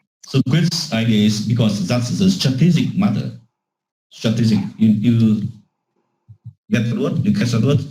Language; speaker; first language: English; non-native, fluent; Vietnamese